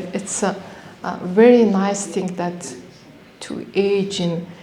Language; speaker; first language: English; non-native, fluent; Mongolian